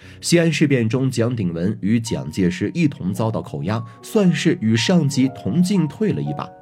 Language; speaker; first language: Chinese; native; Chinese